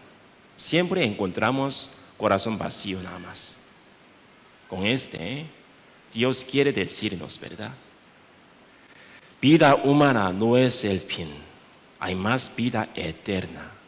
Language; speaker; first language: Spanish; non-native, learner; Korean